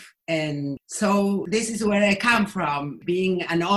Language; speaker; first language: English; non-native, fluent; Spanish